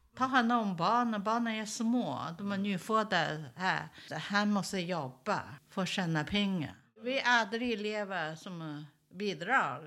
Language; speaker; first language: Swedish; non-native, learner; Chinese